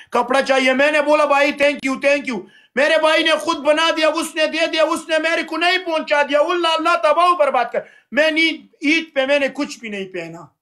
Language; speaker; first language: Urdu; non-native, learner; Pashto